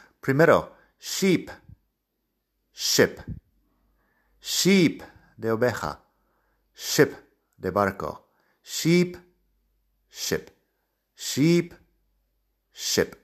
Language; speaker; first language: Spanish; non-native, fluent; English